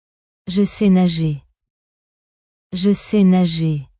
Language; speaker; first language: French; non-native, learner; Portuguese